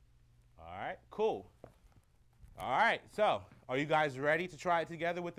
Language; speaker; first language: English; native; English